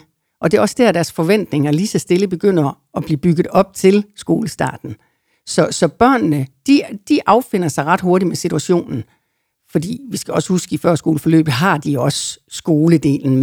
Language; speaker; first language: Danish; native; Danish